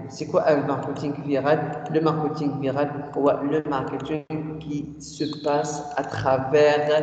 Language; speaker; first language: French; non-native, local second language; Arabic